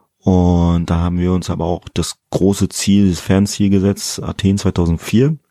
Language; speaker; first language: German; early bilingual, other home language; Fula